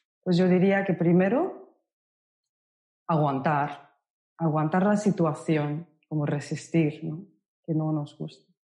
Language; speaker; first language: Spanish; non-native, fluent; Japanese